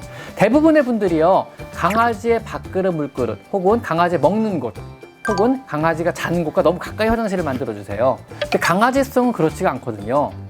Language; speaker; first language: Korean; native; Korean